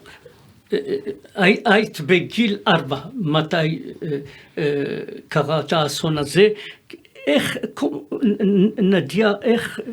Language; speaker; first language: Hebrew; non-native, fluent; French